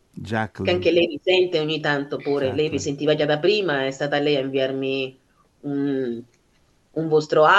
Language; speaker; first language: Italian; non-native, learner; Spanish